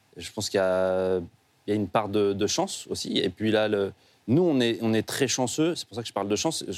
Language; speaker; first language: French; native; French